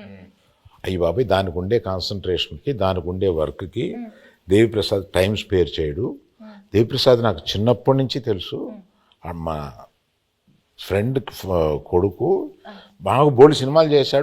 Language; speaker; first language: Telugu; native; Telugu